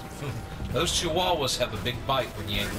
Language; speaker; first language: English; native; English